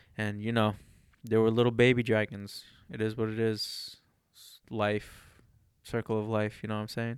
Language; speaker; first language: English; early bilingual, other home language; Arabic